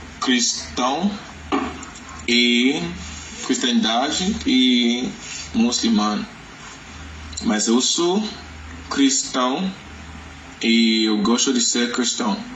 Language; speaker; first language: Portuguese; non-native, learner; Yoruba